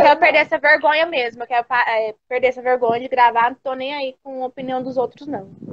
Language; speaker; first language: Portuguese; native; Portuguese